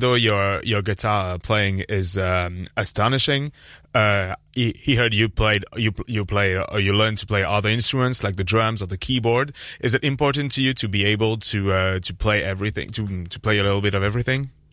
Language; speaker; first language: English; non-native, fluent; French